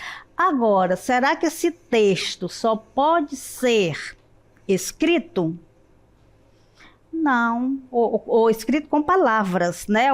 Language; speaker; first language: Portuguese; native; Portuguese